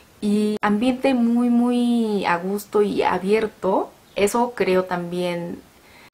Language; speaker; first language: Spanish; non-native, learner; Korean